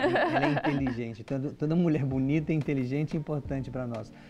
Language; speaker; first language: Portuguese; native; Portuguese